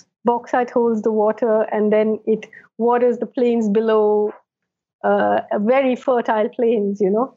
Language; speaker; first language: English; non-native, local second language; Malayalam